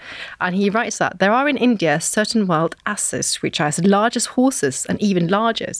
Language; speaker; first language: English; non-native, fluent; Norwegian